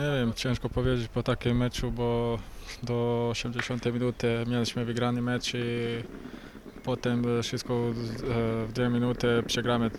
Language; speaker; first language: Polish; non-native, fluent; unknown